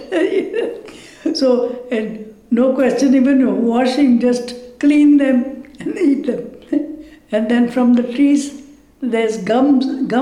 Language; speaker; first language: English; non-native, local second language; Punjabi